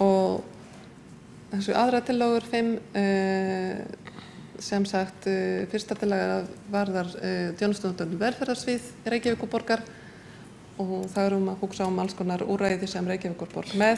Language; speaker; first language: Icelandic; non-native, fluent; Polish